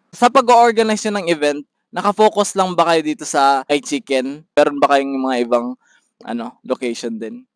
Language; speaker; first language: Filipino; native; Filipino